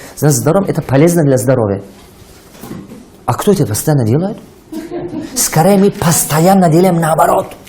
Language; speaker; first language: Russian; non-native, local second language; Tajik